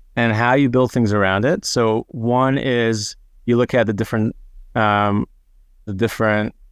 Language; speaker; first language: English; non-native, fluent; Hebrew